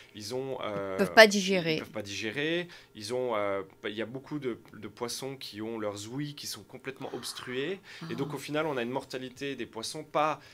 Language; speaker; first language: French; native; French